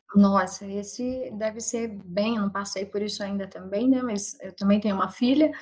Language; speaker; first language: Portuguese; native; Portuguese